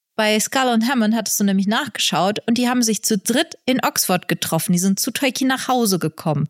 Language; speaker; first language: German; native; German